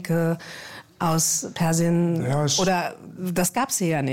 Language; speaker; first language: German; native; German